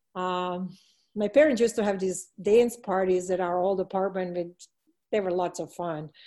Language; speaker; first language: English; non-native, fluent; Serbian